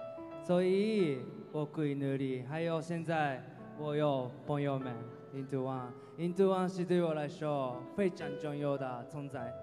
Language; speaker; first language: Chinese; non-native, learner; Japanese